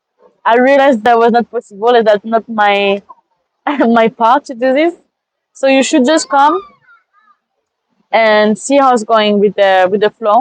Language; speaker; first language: English; non-native, fluent; French